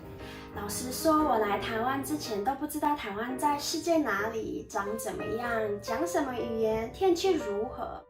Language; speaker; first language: Chinese; non-native, fluent; Mongolian